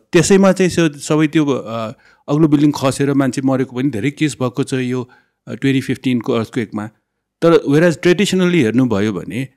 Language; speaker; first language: Nepali; non-native, local second language; Newari